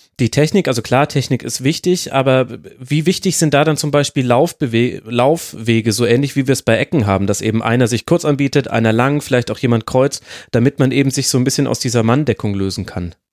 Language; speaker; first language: German; native; German